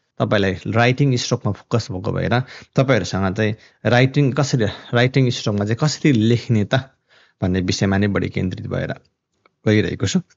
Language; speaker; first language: Nepali; non-native, local second language; Eastern Tamang